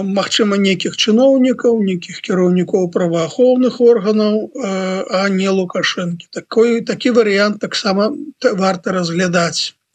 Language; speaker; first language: Belarusian; non-native, local second language; Russian